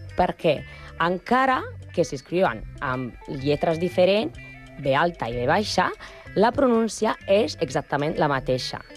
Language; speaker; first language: Catalan; non-native, learner; Spanish